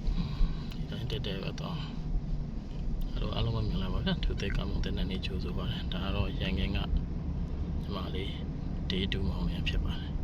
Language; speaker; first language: Burmese; native; Burmese